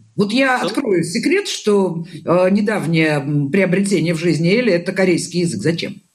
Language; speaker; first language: Russian; native; Russian